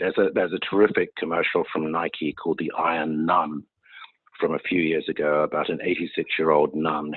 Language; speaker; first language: English; native; English